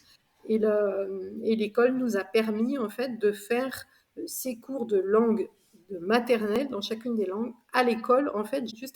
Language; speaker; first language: French; native; French